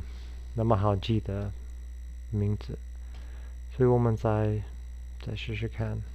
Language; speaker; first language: Chinese; non-native, fluent; English